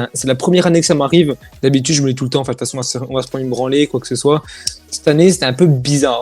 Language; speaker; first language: French; native; French